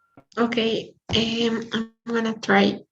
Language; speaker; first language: English; non-native, learner; Spanish